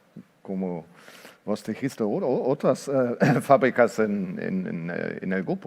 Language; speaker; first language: Spanish; non-native, fluent; Portuguese